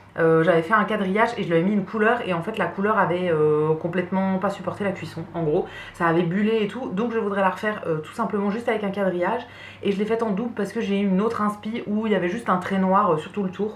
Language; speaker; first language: French; native; French